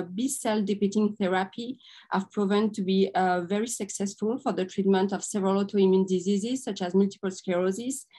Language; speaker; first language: English; non-native, fluent; French